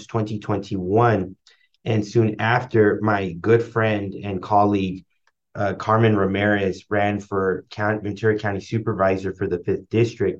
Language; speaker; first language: English; early bilingual, other home language; Spanish